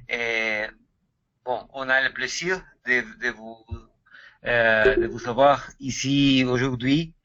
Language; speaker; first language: French; non-native, fluent; Spanish